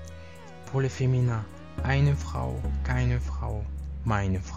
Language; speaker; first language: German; non-native, fluent; French